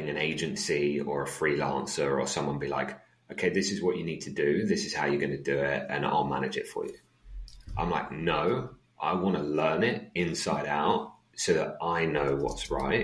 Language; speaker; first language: English; native; English